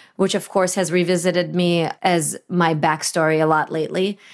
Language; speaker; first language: English; early bilingual, other home language; Russian